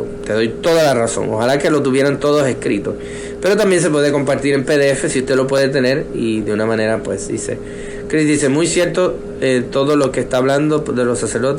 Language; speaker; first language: Spanish; native; Spanish